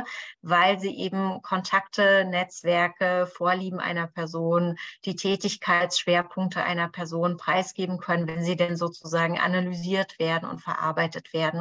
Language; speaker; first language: German; native; German